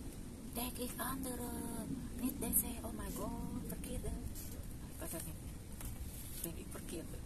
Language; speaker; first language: Dutch; non-native, learner; Indonesian